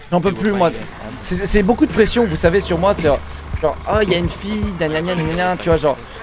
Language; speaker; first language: French; native; French